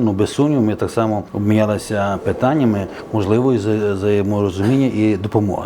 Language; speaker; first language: Ukrainian; native; Ukrainian